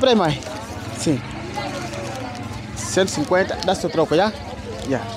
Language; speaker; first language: Portuguese; non-native, learner; Vietnamese